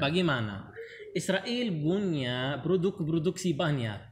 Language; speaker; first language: Indonesian; non-native, learner; Arabic